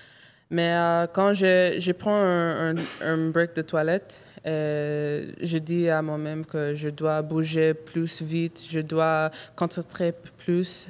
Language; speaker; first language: French; non-native, local second language; English